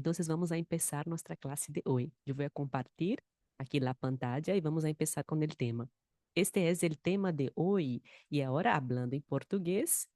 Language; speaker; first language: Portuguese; non-native, fluent; Spanish